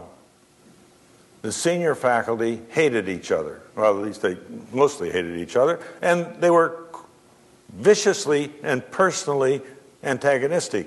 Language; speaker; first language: English; native; English